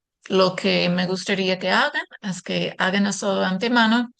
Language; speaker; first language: Spanish; non-native, fluent; English